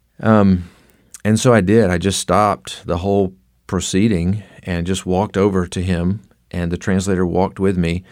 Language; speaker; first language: English; native; English